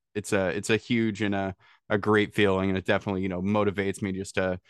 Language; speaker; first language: English; native; English